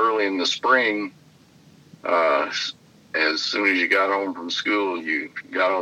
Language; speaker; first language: English; native; English